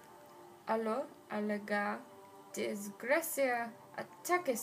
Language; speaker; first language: French; non-native, learner; English